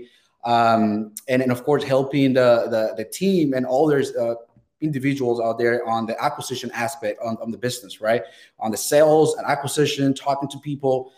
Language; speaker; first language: English; non-native, fluent; Spanish